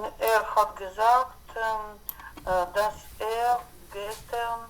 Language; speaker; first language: German; non-native, learner; Ukrainian